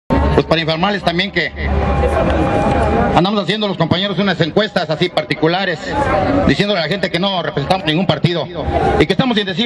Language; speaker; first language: Spanish; native; Spanish